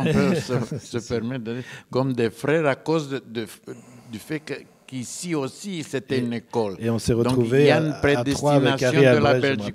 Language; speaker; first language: French; non-native, fluent; Romanian